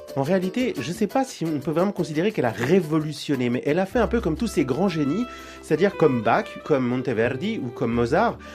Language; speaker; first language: French; native; French